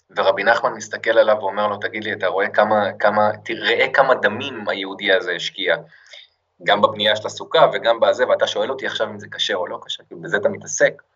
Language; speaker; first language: Hebrew; native; Hebrew